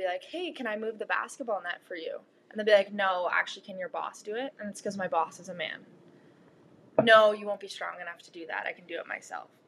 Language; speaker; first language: English; native; English